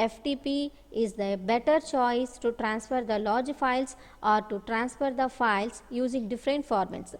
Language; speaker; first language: English; non-native, local second language; Telugu